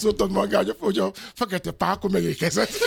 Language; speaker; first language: Hungarian; non-native, fluent; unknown